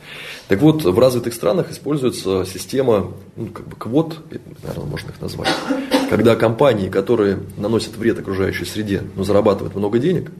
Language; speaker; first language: Russian; native; Russian